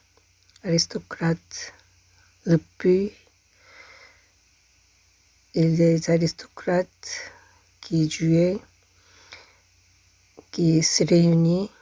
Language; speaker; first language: French; non-native, fluent; Korean